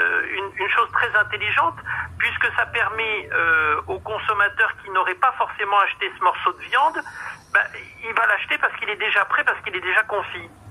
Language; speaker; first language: French; native; French